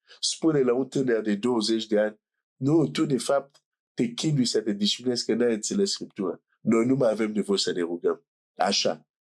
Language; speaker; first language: Romanian; non-native, fluent; French